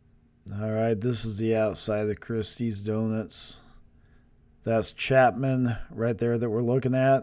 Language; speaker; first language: English; native; English